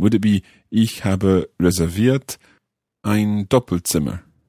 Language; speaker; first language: German; non-native, learner; English